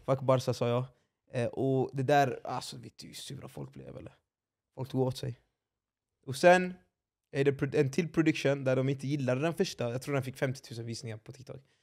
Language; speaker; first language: Swedish; early bilingual, other home language; Arabic